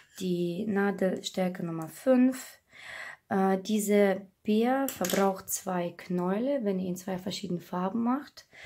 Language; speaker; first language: German; non-native, fluent; Russian